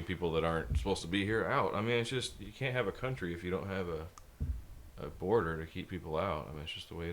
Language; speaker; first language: English; native; English